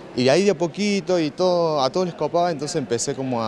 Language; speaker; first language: Spanish; native; Spanish